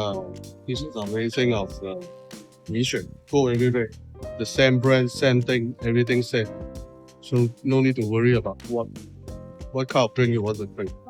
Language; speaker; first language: English; non-native, local second language; Chinese